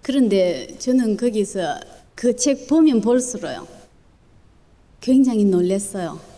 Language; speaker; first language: Korean; early bilingual, other home language; Chinese